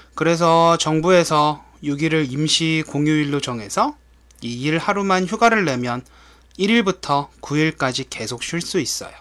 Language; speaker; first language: Korean; native; Korean